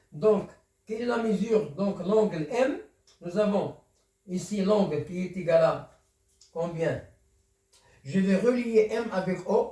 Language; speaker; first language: French; non-native, local second language; Arabic